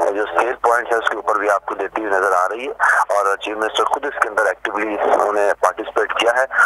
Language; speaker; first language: Urdu; non-native, local second language; Punjabi